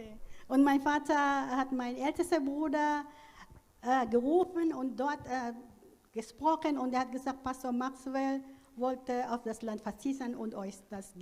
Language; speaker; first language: German; non-native, learner; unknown